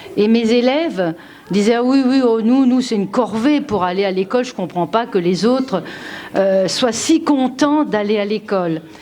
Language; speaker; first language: French; native; French